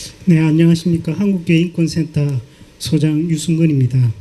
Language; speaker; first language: Korean; native; Korean